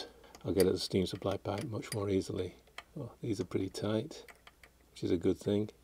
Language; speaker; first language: English; native; English